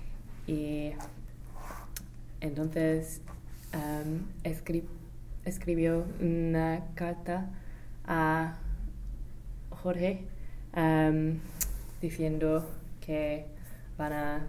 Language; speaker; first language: Spanish; non-native, learner; English